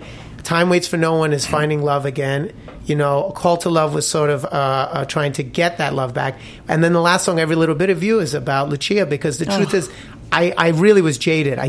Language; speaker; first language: English; native; English